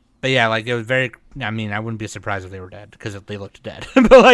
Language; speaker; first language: English; native; English